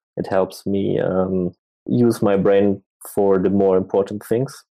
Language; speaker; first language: English; non-native, fluent; German